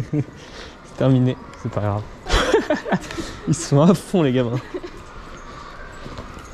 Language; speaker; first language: French; native; French